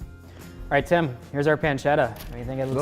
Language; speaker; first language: English; native; English